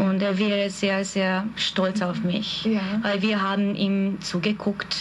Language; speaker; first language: German; non-native, fluent; Hungarian